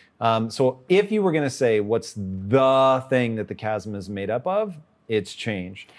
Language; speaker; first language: English; native; English